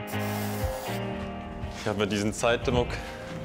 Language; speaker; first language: German; early bilingual, other home language; Polish